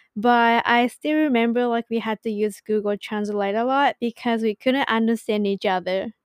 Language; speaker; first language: English; non-native, fluent; Japanese